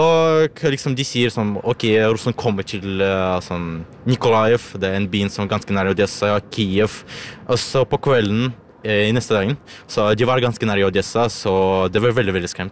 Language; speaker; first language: Norwegian; non-native, learner; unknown